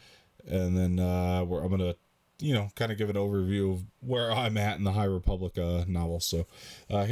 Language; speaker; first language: English; native; English